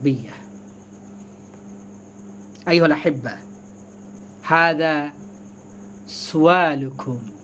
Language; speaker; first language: Arabic; non-native, fluent; Bangla